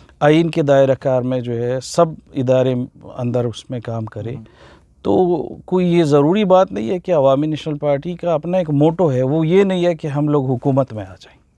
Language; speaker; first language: Urdu; non-native, local second language; Pashto